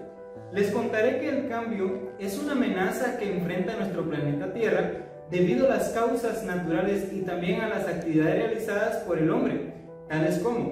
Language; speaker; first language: Spanish; native; Spanish